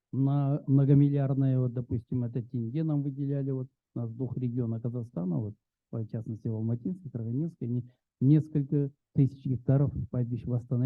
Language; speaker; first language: Russian; native; Russian